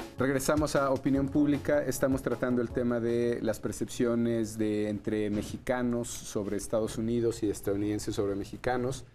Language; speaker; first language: Spanish; native; Spanish